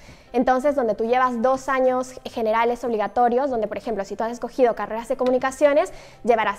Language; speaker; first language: Spanish; native; Spanish